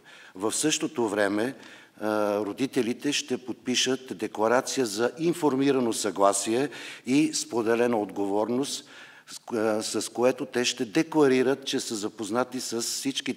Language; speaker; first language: Bulgarian; native; Bulgarian